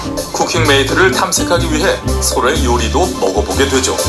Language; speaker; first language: Korean; native; Korean